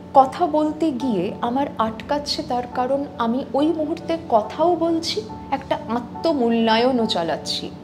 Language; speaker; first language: Bangla; native; Bangla